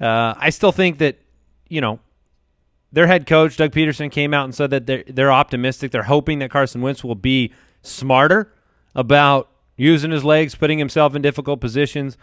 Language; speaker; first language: English; native; English